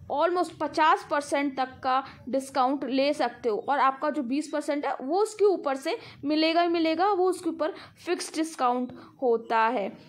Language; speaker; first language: Hindi; non-native, local second language; Punjabi